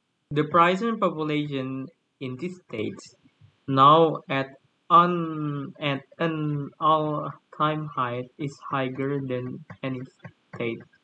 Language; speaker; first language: English; non-native, fluent; Indonesian